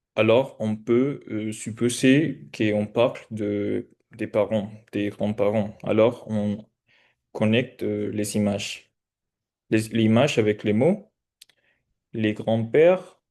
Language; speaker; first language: French; non-native, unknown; Spanish